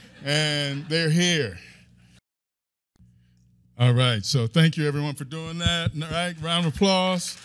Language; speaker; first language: English; native; English